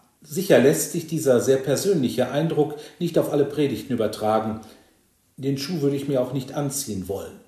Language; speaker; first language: German; native; German